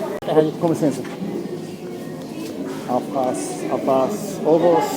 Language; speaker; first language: Portuguese; non-native, learner; English